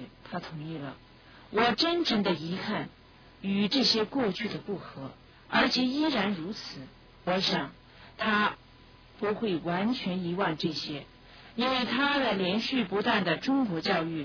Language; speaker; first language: Chinese; native; Chinese